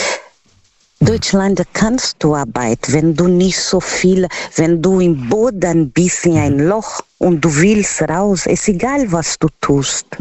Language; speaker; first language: German; non-native, learner; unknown